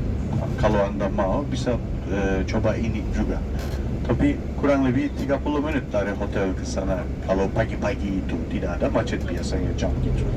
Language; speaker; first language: Indonesian; non-native, fluent; Turkish